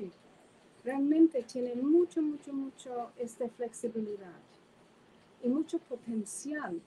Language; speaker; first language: Spanish; non-native, fluent; English